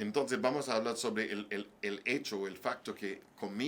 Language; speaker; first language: Spanish; non-native, learner; English